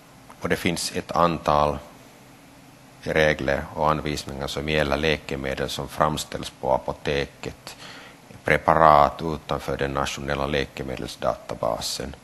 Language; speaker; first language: Swedish; non-native, local second language; Finnish